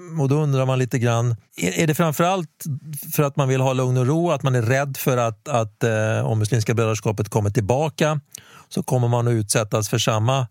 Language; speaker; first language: Swedish; native; Swedish